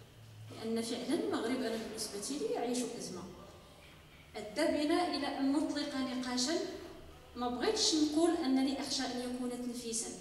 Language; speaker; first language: Arabic; native; Arabic